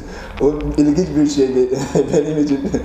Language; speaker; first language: Turkish; non-native, learner; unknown